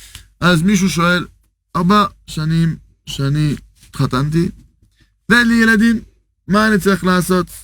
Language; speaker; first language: Hebrew; non-native, fluent; French